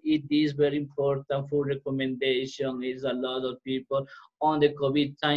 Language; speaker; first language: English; non-native, learner; Spanish